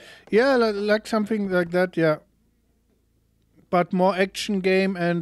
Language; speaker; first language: English; non-native, fluent; German